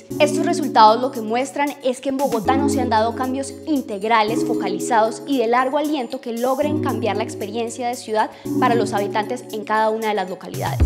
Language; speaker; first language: Spanish; native; Spanish